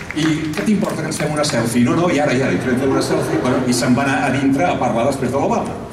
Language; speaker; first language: Catalan; native; Catalan